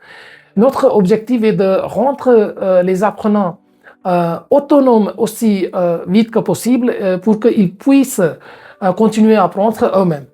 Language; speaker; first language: French; non-native, fluent; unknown